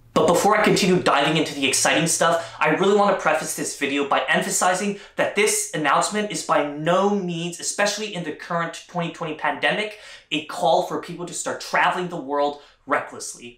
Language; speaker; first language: English; native; English